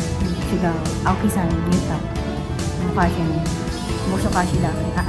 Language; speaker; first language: Japanese; non-native, learner; Filipino